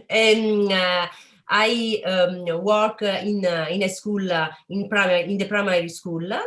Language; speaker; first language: English; non-native, learner; Italian